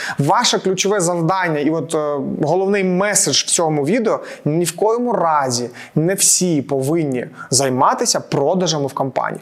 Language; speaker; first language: Ukrainian; non-native, local second language; Russian